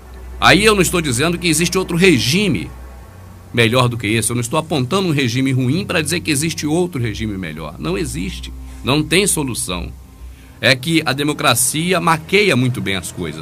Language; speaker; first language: Portuguese; native; Portuguese